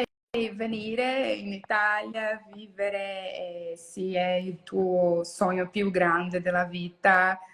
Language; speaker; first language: Italian; non-native, learner; Portuguese